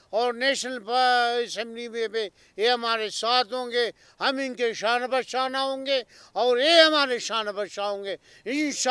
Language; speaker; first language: Urdu; non-native, local second language; Baluchi